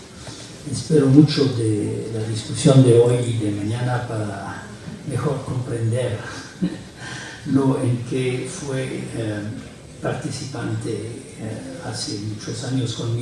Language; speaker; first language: Spanish; non-native, fluent; French